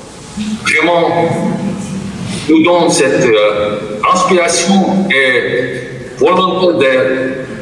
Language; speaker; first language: French; non-native, fluent; Georgian